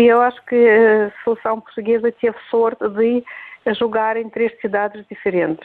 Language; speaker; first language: Portuguese; non-native, fluent; Russian